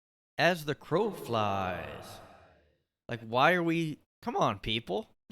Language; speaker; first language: English; native; English